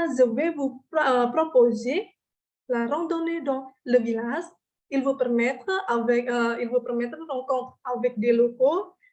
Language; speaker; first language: French; non-native, fluent; Indonesian